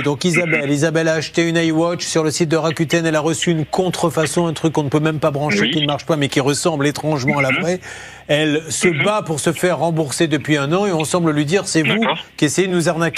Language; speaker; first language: French; native; French